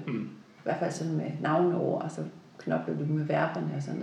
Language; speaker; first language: Danish; native; Danish